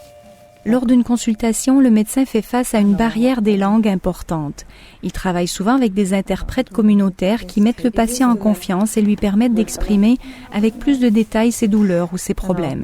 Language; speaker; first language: French; native; French